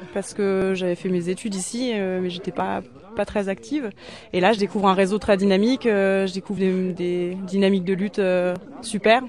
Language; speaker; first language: French; native; French